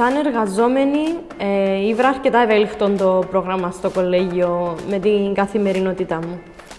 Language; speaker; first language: Greek; native; Greek